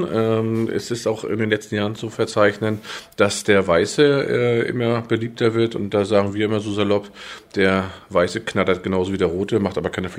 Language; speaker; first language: German; native; German